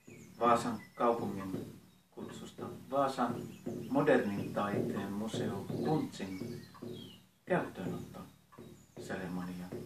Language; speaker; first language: Finnish; native; Finnish